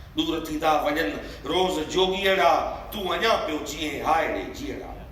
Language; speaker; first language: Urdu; non-native, local second language; Sindhi